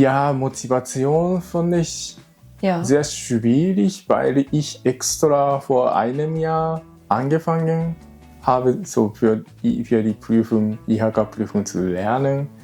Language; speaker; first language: German; non-native, learner; Japanese